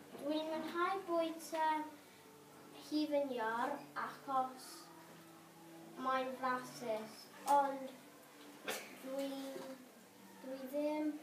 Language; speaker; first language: Welsh; non-native, local second language; English